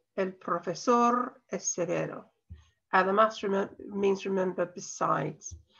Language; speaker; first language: Spanish; non-native, fluent; English